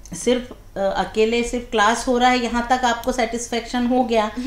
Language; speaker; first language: Hindi; native; Hindi